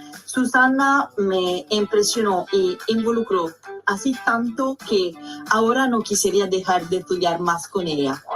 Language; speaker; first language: Spanish; non-native, learner; Italian